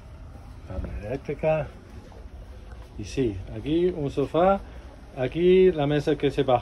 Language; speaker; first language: Spanish; non-native, fluent; English